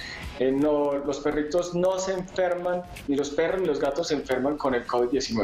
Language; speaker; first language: Spanish; native; Spanish